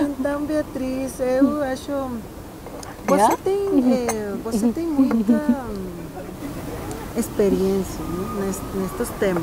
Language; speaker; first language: Portuguese; non-native, fluent; Spanish